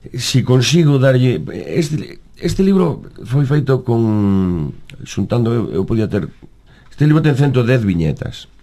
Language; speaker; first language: Galician; native; Galician